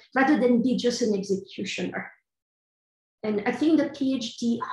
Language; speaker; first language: English; non-native, fluent; French